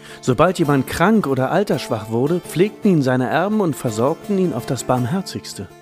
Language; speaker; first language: German; native; German